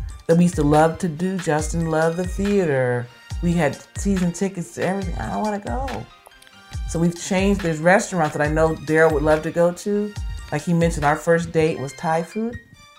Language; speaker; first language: English; native; English